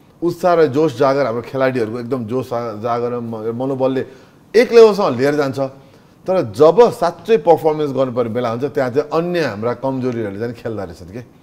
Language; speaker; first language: Nepali; native; Nepali